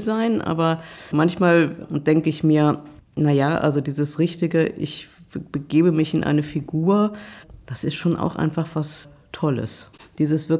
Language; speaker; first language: German; native; German